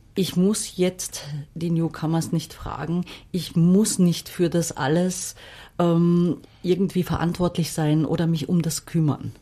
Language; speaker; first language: German; non-native, fluent; Arabic